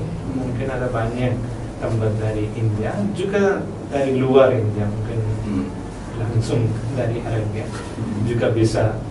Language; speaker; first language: Indonesian; non-native, learner; Malayalam